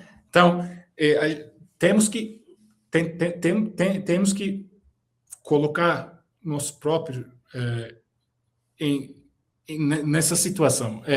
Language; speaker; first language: Portuguese; non-native, fluent; Turkish